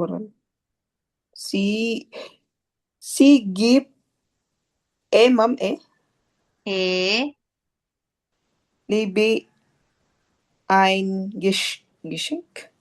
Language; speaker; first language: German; non-native, learner; Filipino